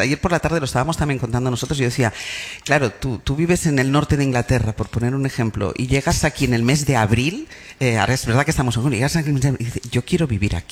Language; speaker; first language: Spanish; native; Spanish